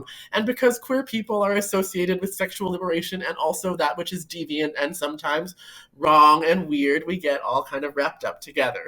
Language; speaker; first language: English; native; English